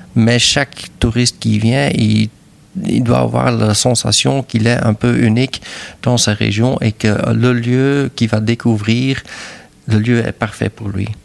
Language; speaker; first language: French; non-native, local second language; Dutch